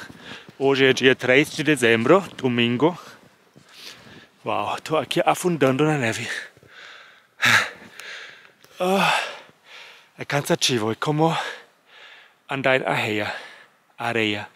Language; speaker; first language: Portuguese; non-native, fluent; German